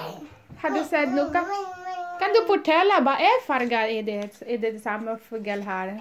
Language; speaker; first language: Swedish; non-native, learner; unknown